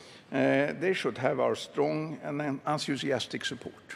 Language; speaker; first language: English; non-native, fluent; Swedish